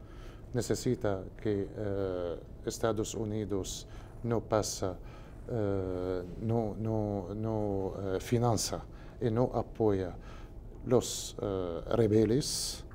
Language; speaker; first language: Spanish; non-native, learner; Arabic